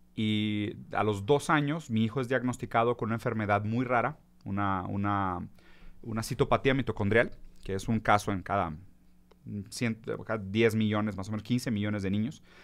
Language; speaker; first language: Spanish; early bilingual, other home language; Portuguese